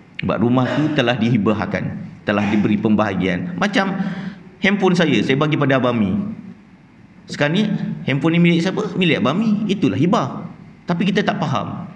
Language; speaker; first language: Malay; native; Malay